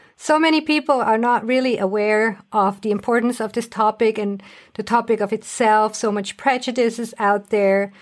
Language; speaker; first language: English; non-native, fluent; German